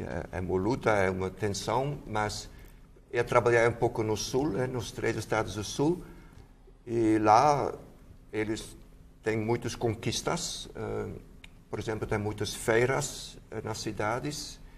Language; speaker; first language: Portuguese; non-native, fluent; Dutch